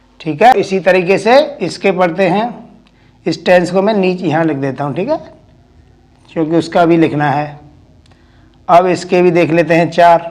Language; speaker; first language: Hindi; native; Hindi